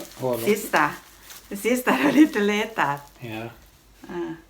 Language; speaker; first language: Swedish; non-native, learner; Thai